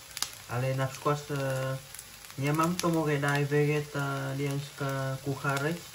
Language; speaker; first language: Polish; non-native, learner; Vietnamese